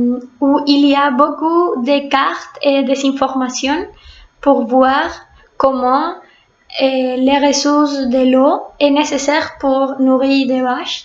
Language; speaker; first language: French; non-native, fluent; Spanish